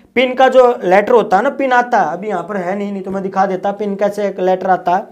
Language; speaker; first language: Hindi; native; Hindi